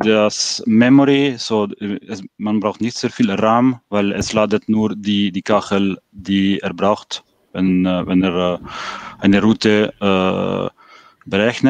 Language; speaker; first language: German; non-native, fluent; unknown